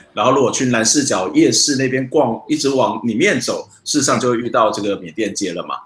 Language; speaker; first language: Chinese; native; Chinese